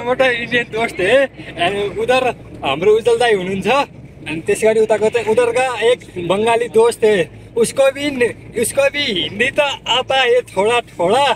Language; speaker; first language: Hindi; non-native, learner; Nepali